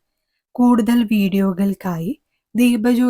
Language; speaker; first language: Malayalam; native; Malayalam